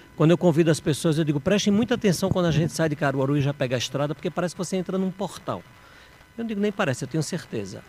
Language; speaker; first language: Portuguese; native; Portuguese